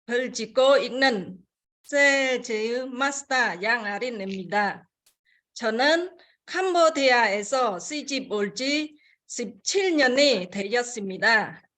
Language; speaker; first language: Korean; non-native, fluent; Khmer